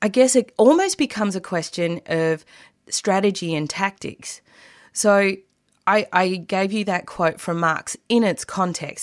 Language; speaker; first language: English; native; English